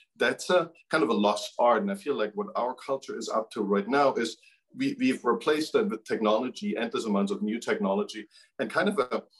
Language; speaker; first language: English; non-native, fluent; German